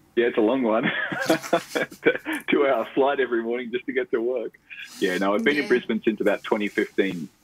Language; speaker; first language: English; native; English